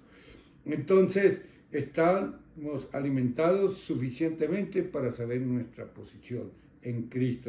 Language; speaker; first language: Spanish; native; Spanish